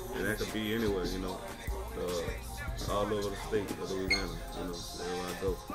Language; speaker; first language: English; native; English